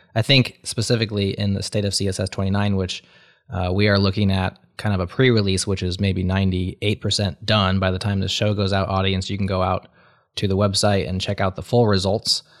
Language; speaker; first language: English; native; English